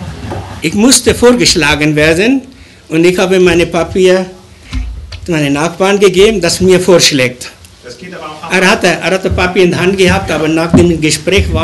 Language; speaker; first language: German; early bilingual, other home language; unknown